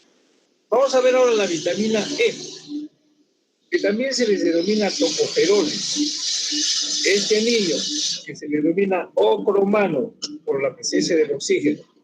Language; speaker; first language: Spanish; native; Spanish